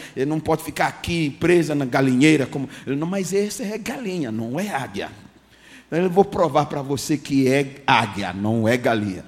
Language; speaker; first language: Portuguese; non-native, fluent; English